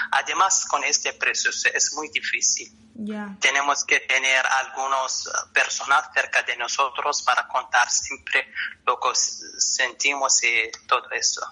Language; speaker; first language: Spanish; non-native, learner; Arabic